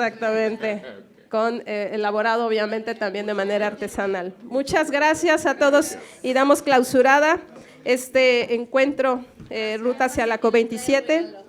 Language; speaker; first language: Spanish; native; Spanish